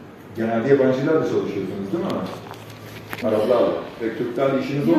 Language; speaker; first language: Turkish; native; Turkish